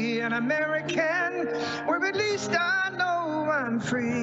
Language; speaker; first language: English; native; English